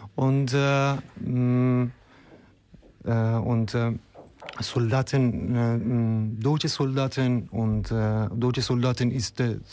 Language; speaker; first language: German; non-native, fluent; Persian